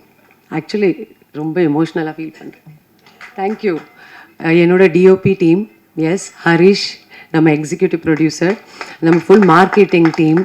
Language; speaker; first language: Tamil; non-native, fluent; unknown